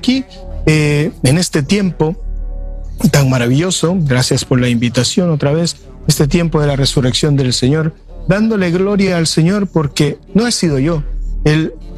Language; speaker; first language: Spanish; native; Spanish